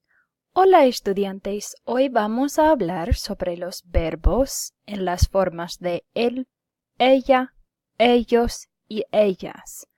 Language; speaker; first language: Spanish; non-native, fluent; English